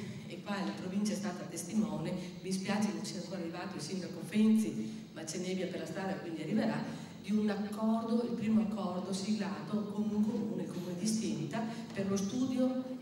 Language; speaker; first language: Italian; native; Italian